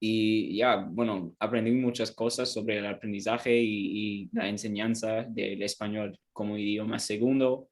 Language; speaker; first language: Spanish; non-native, learner; English